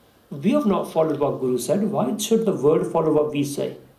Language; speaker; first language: English; early bilingual, other home language; Punjabi